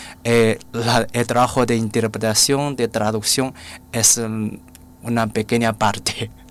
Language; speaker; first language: Spanish; non-native, fluent; Chinese